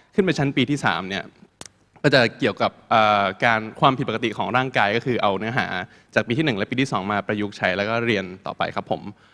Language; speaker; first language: Thai; native; Thai